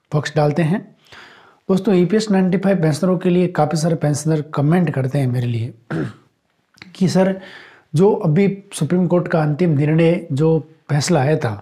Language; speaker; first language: Hindi; native; Hindi